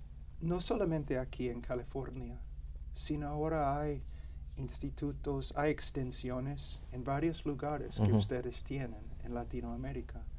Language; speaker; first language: Spanish; non-native, fluent; English